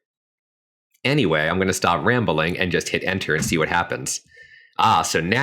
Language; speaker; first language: English; native; English